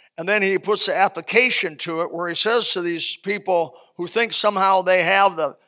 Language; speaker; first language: English; native; English